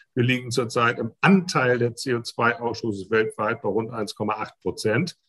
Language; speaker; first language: German; native; German